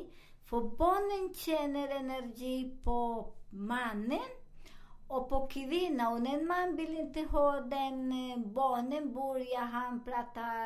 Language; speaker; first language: Swedish; non-native, learner; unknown